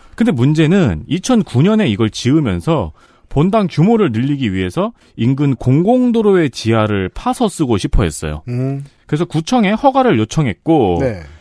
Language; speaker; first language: Korean; native; Korean